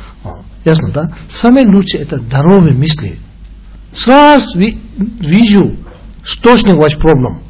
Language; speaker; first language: Russian; non-native, learner; Tibetan